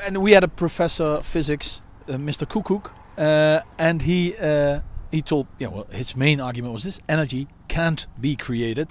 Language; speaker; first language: English; non-native, fluent; Dutch